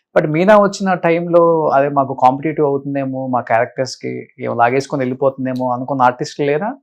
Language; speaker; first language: Telugu; native; Telugu